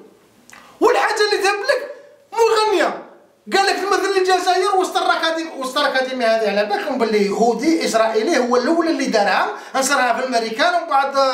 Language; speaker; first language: Arabic; native; Arabic